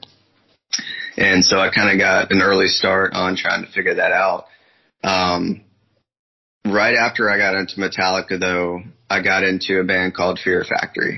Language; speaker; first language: English; native; English